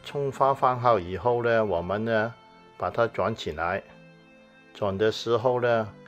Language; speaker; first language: Chinese; non-native, local second language; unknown